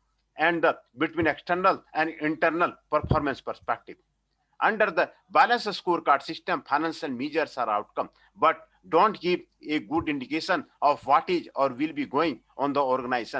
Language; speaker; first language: English; non-native, local second language; Hindi